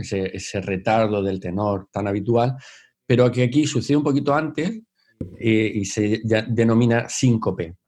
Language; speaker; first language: Spanish; native; Spanish